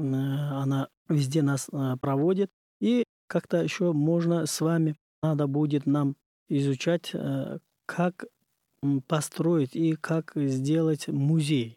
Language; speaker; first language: Russian; non-native, learner; Uzbek